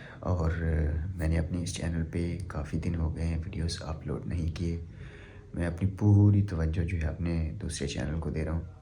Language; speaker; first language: Urdu; native; Urdu